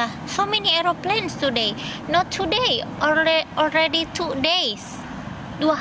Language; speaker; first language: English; non-native, learner; Indonesian